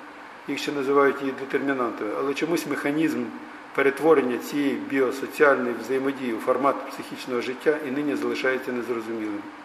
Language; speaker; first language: Ukrainian; native; Ukrainian